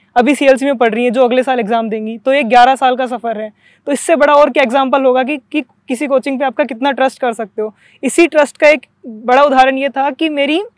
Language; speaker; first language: Hindi; native; Hindi